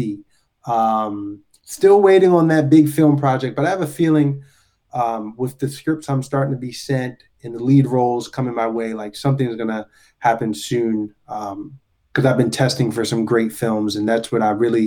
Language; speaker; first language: English; native; English